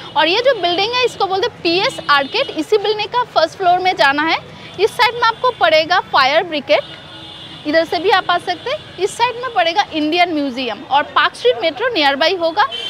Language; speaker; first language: Hindi; non-native, local second language; Bangla